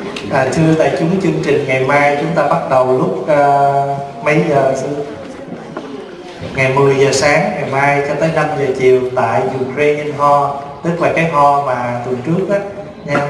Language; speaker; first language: Vietnamese; early bilingual, heritage; Vietnamese